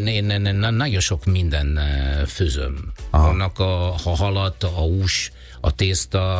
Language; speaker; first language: Hungarian; non-native, learner; Italian